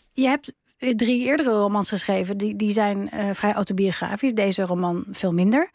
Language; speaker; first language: Dutch; native; Dutch